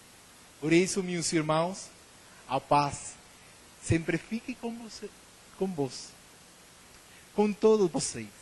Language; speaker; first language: Portuguese; non-native, learner; Spanish